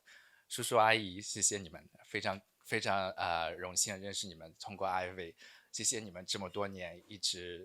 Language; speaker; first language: Chinese; early bilingual, heritage; Chinese